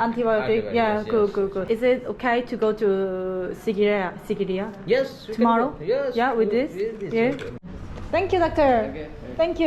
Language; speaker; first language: English; non-native, learner; Korean